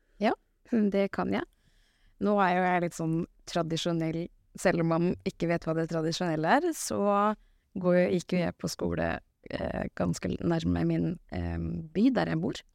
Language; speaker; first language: Norwegian; native; Norwegian